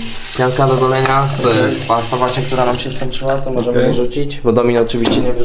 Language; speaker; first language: Polish; native; Polish